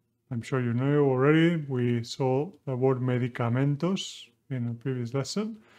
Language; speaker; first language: English; non-native, fluent; Spanish